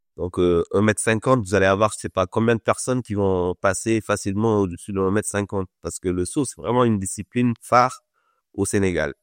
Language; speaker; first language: French; non-native, local second language; Wolof